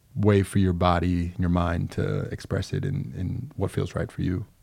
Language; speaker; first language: English; native; English